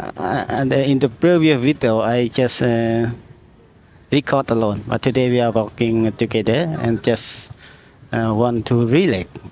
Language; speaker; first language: English; non-native, learner; Khmer